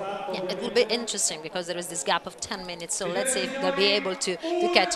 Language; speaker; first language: English; non-native, fluent; Italian